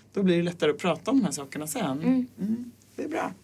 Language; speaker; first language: Swedish; native; Swedish